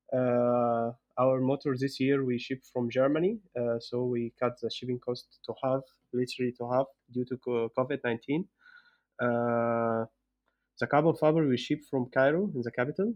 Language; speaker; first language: English; non-native, fluent; Arabic